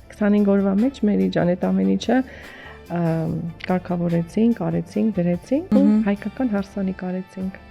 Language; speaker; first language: Armenian; early bilingual, heritage; Armenian